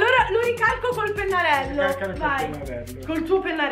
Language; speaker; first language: Italian; native; Italian